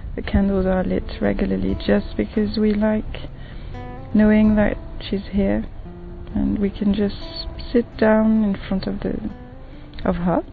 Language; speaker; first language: English; non-native, fluent; French